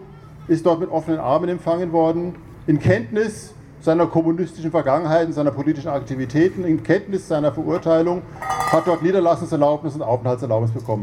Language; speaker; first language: German; native; German